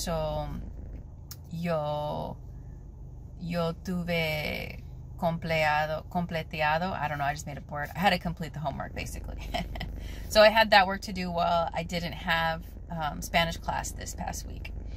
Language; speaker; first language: English; native; English